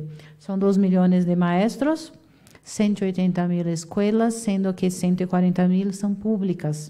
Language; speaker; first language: Spanish; non-native, fluent; Portuguese